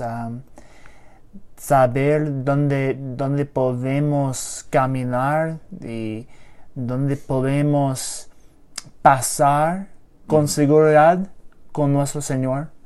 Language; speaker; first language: Spanish; non-native, learner; English